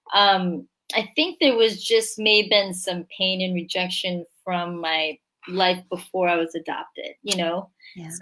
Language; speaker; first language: English; early bilingual, other home language; Korean